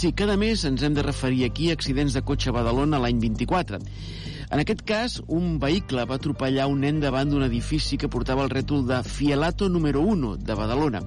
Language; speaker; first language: Catalan; native; Catalan